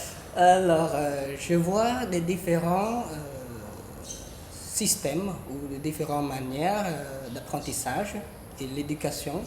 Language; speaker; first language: French; non-native, fluent; Khmer